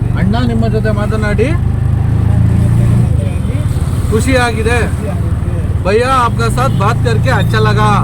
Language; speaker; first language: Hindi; non-native, local second language; Kannada